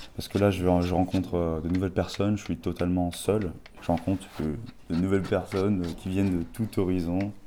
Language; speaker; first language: French; native; French